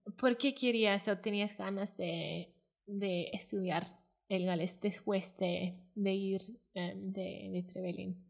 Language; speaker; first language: Spanish; non-native, fluent; Welsh